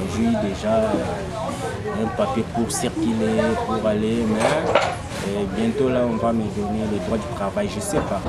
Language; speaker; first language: French; non-native, local second language; Lingala